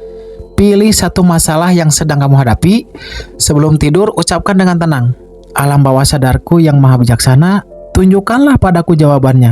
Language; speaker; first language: Indonesian; native; Indonesian